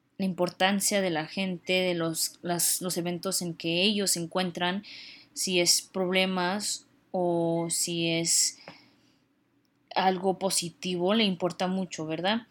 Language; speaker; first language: Spanish; early bilingual, heritage; Spanish